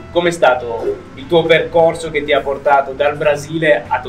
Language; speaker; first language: Italian; native; Italian